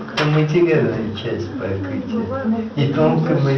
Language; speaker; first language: Russian; native; Russian